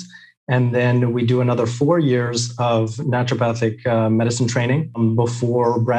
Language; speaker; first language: English; native; English